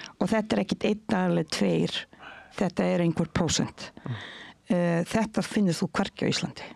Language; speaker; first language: Icelandic; non-native, fluent; Bosnian